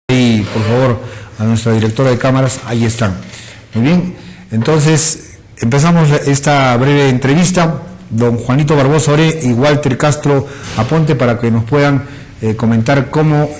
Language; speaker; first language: Spanish; native; Spanish